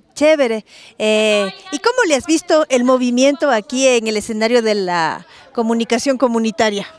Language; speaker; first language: Spanish; native; Spanish